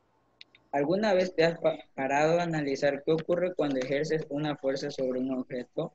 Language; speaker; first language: Spanish; native; Spanish